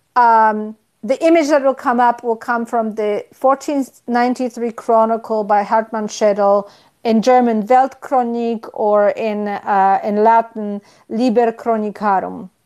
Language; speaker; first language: English; non-native, fluent; Polish